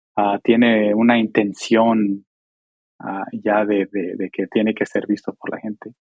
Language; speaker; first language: Spanish; early bilingual, heritage; Spanish